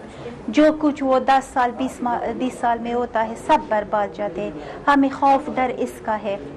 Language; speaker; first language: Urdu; non-native, learner; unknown